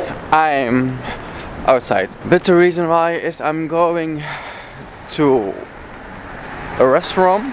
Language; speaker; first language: English; non-native, fluent; Dutch